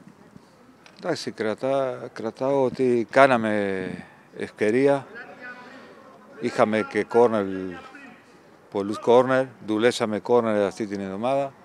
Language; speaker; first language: Greek; non-native, fluent; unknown